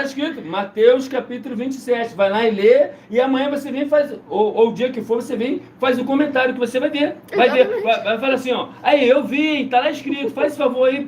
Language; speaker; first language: Portuguese; native; Portuguese